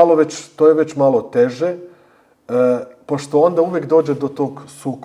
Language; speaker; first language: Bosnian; early bilingual, heritage; Bosnian